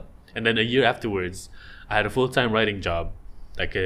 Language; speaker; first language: English; non-native, local second language; Malay